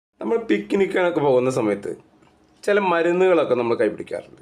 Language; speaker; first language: Malayalam; native; Malayalam